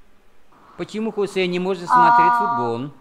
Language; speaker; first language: Russian; non-native, fluent; Vietnamese